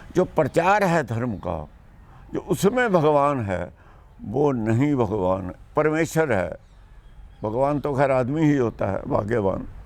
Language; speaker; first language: Hindi; non-native, local second language; Punjabi